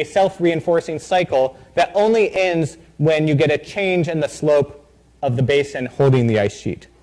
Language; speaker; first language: English; native; English